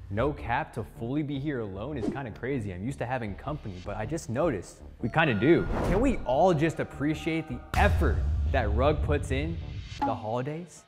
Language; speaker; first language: English; native; English